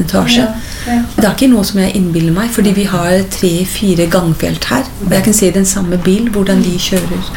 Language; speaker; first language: Norwegian; non-native, fluent; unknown